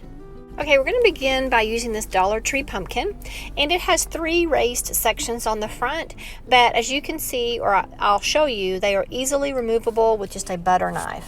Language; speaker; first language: English; native; English